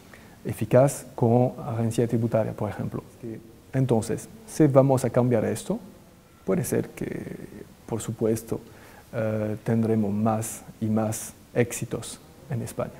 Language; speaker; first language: Spanish; non-native, fluent; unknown